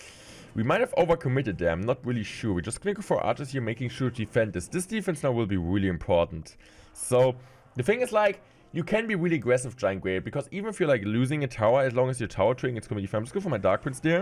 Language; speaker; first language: English; non-native, fluent; German